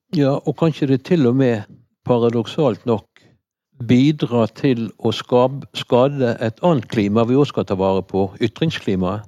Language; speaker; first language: Norwegian; native; Norwegian